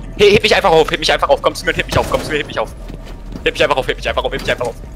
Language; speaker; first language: German; native; German